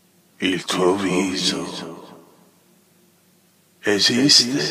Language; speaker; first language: Italian; native; Italian